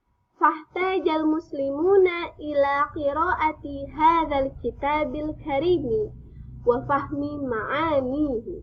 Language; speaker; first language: Arabic; non-native, fluent; Indonesian